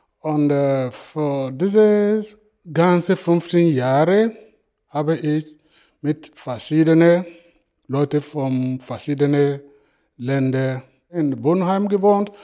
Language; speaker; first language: German; non-native, fluent; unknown